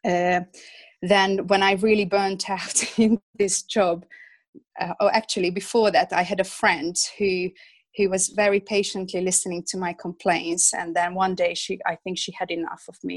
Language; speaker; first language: English; non-native, fluent; Hungarian